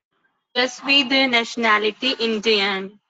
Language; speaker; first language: French; non-native, learner; Hindi